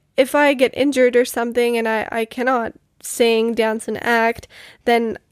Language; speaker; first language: English; non-native, fluent; Czech